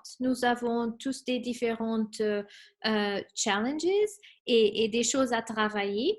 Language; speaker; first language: French; non-native, fluent; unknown